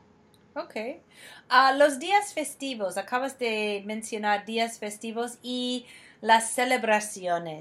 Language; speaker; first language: Spanish; non-native, fluent; English